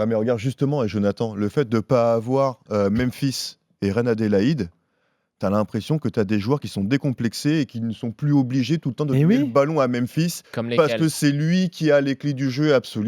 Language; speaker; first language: French; native; French